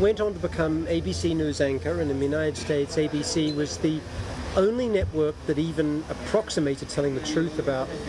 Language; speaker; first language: English; native; English